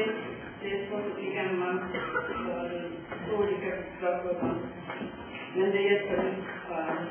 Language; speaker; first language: Swedish; non-native, learner; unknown